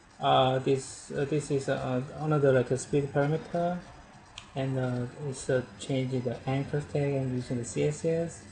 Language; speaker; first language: English; non-native, learner; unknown